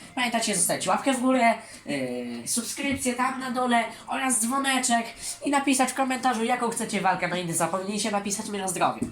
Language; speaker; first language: Polish; native; Polish